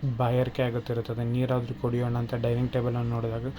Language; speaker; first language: Kannada; native; Kannada